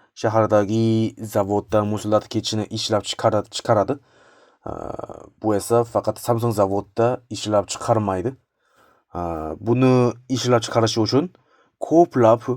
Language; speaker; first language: Uzbek; non-native, learner; Korean